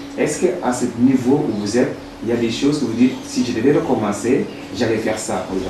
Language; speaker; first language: French; non-native, local second language; Wolof